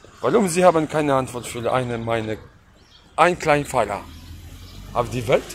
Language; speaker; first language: German; non-native, learner; Polish